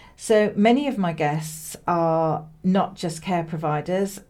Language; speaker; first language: English; native; English